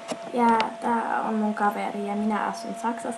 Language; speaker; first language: Finnish; early bilingual, heritage; Finnish